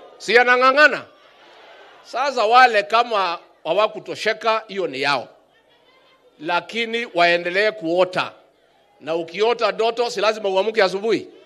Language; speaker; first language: Swahili; non-native, local second language; Kikuyu